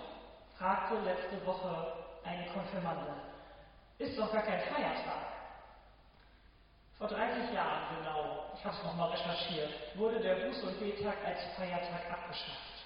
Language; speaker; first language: German; native; German